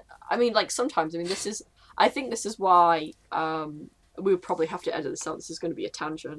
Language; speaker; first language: English; native; English